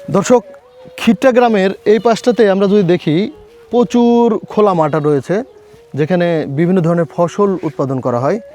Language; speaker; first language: Bangla; native; Bangla